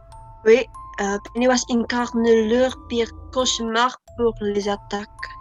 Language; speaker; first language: French; non-native, learner; Indonesian